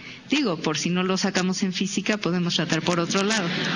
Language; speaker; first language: Spanish; native; Spanish